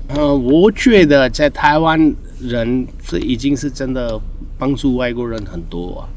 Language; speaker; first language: Chinese; non-native, fluent; Hindi